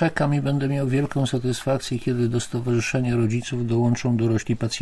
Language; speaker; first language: Polish; native; Polish